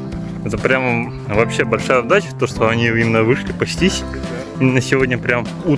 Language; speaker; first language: Russian; native; Russian